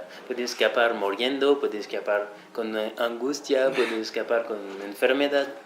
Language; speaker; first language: Spanish; non-native, fluent; French